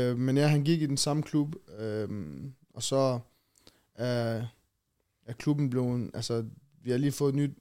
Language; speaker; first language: Danish; early bilingual, other home language; Chechen